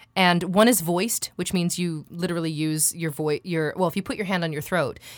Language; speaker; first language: English; native; English